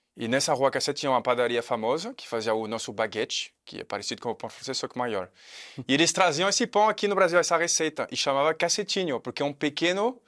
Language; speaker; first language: Portuguese; non-native, fluent; French